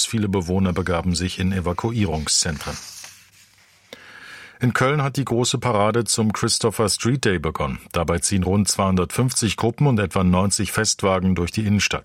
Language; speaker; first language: German; native; German